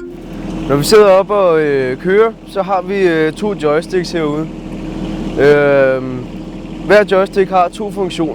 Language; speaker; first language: Danish; native; Danish